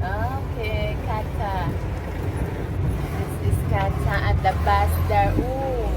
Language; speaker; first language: English; non-native, learner; Filipino